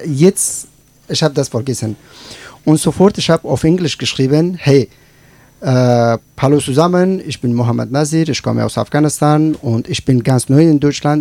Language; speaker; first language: German; non-native, learner; Persian